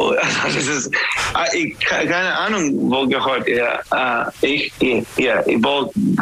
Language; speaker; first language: German; non-native, fluent; English